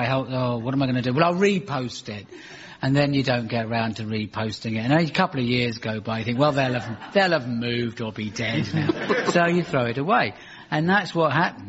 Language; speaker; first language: English; native; English